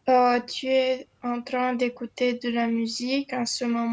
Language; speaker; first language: French; non-native, learner; Romanian